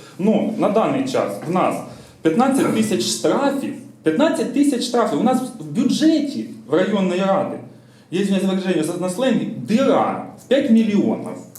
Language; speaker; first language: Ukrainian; native; Ukrainian